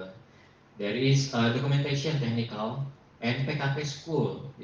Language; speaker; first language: English; non-native, learner; Indonesian